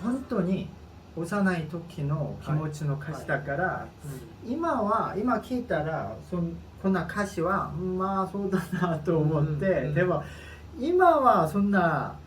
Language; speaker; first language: Japanese; non-native, learner; Korean